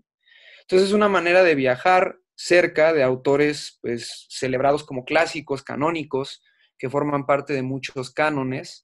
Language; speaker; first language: Spanish; native; Spanish